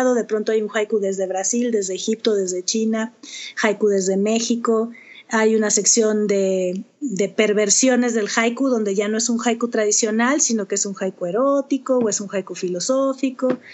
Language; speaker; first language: Spanish; native; Spanish